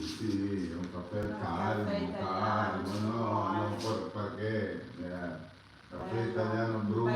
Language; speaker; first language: Italian; non-native, learner; Spanish